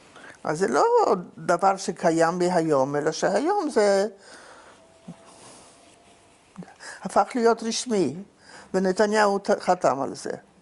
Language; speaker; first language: Hebrew; non-native, fluent; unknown